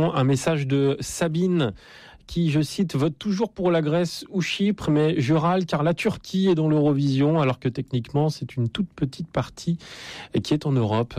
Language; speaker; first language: French; native; French